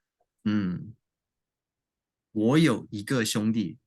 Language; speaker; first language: Chinese; non-native, learner; English